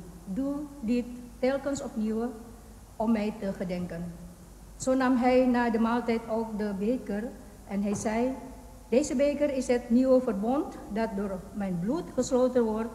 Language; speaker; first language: Dutch; non-native, fluent; Indonesian